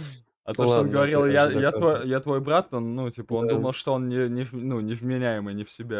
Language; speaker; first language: Russian; native; Russian